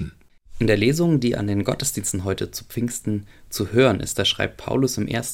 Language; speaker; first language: German; native; German